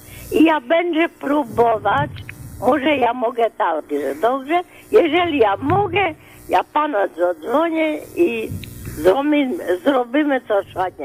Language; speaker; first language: Polish; non-native, learner; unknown